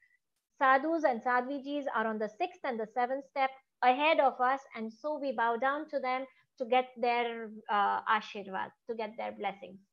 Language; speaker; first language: English; non-native, local second language; Gujarati